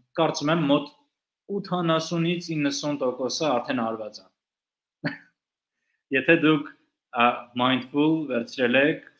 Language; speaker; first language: Armenian; early bilingual, heritage; Armenian